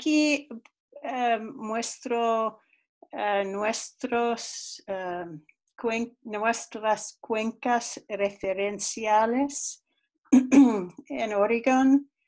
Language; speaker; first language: Spanish; non-native, fluent; English